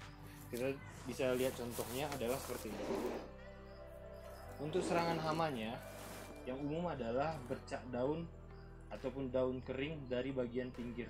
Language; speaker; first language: Indonesian; native; Indonesian